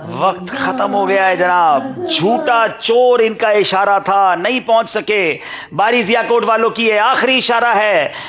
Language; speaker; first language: Urdu; native; Urdu